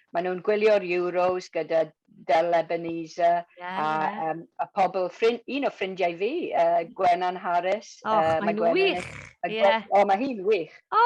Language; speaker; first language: Welsh; non-native, local second language; English